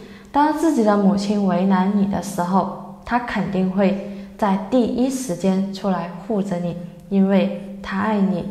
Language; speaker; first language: Chinese; native; Chinese